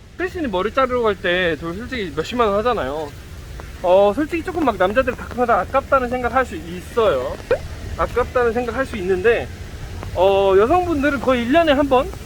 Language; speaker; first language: Korean; native; Korean